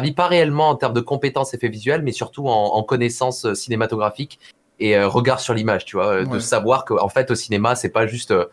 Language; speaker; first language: French; native; French